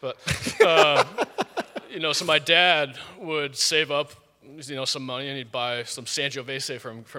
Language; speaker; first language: English; native; English